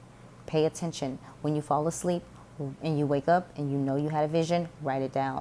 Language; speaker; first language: English; native; English